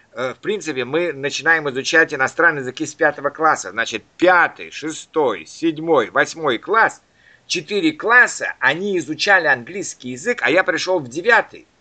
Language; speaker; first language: Russian; native; Russian